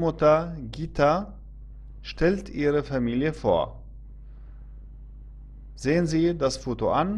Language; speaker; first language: German; non-native, fluent; Arabic